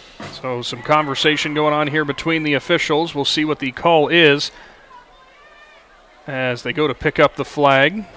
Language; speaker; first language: English; native; English